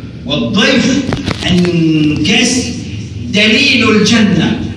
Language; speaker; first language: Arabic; non-native, fluent; Morisyen